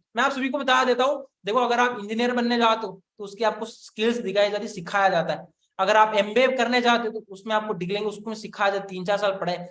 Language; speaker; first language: Hindi; non-native, local second language; Marathi